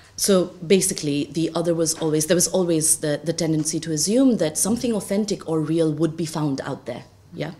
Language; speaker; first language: English; non-native, local second language; Bangla